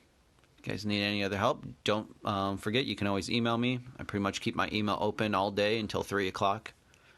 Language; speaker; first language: English; native; English